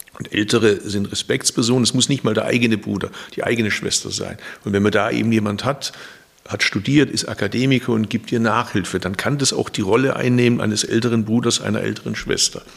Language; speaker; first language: German; early bilingual, other home language; Turkish